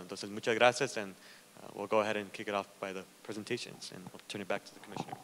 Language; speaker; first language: English; early bilingual, other home language; Spanish